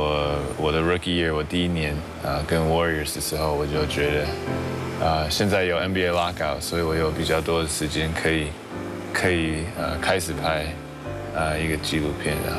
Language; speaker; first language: Chinese; early bilingual, heritage; English